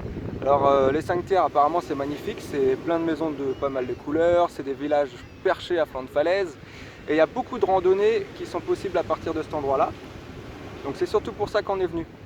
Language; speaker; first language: French; native; French